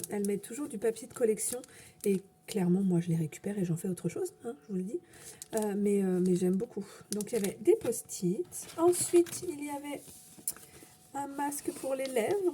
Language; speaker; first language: French; native; French